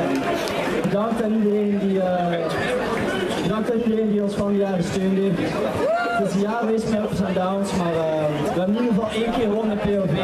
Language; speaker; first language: Dutch; non-native, learner; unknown